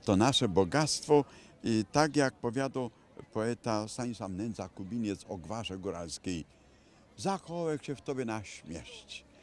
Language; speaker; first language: Polish; native; Polish